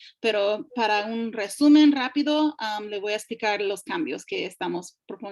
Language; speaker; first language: Spanish; early bilingual, heritage; English